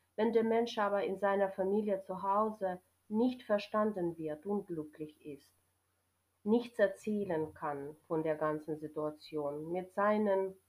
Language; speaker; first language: German; non-native, fluent; Ukrainian